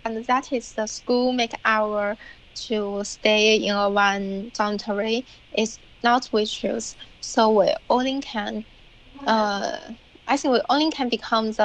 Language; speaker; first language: English; non-native, learner; Chinese